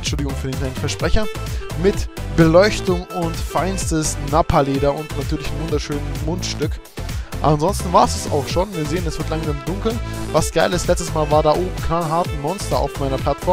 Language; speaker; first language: German; native; German